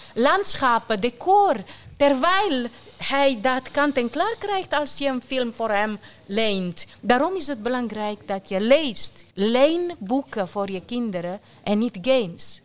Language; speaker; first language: Dutch; non-native, fluent; Romanian